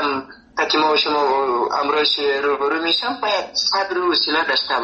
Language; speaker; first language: Persian; native; Persian